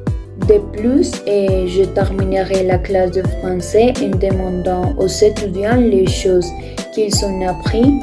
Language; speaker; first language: French; non-native, fluent; Spanish